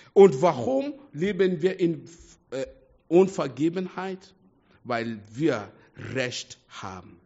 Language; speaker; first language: German; non-native, fluent; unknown